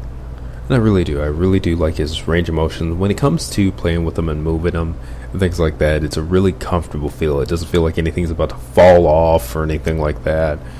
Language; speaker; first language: English; native; English